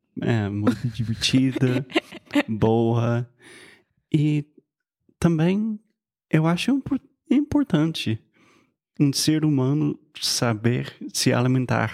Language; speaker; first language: Portuguese; non-native, fluent; English